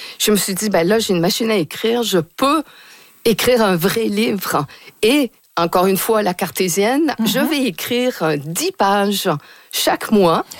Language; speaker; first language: French; native; French